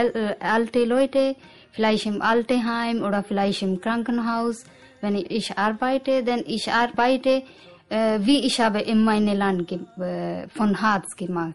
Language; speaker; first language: German; non-native, learner; Punjabi